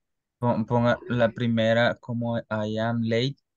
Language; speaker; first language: Spanish; native; Spanish